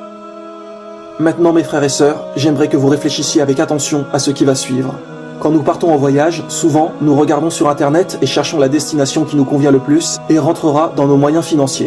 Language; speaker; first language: French; native; French